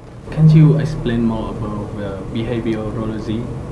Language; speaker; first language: English; non-native, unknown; Vietnamese